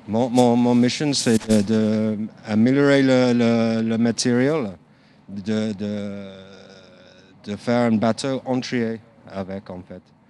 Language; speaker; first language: French; non-native, learner; English